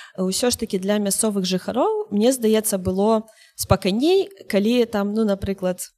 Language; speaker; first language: Belarusian; non-native, local second language; Russian